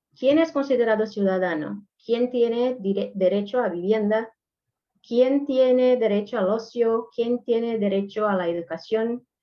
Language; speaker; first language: Spanish; non-native, fluent; Portuguese